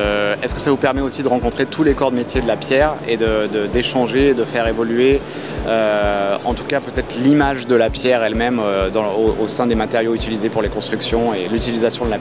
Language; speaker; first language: French; native; French